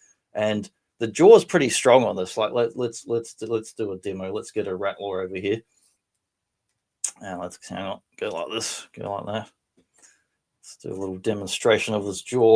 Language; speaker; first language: English; native; English